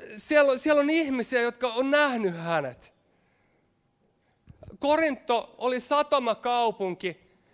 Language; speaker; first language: Finnish; native; Finnish